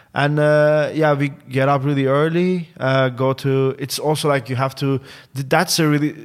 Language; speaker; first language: English; non-native, fluent; Turkish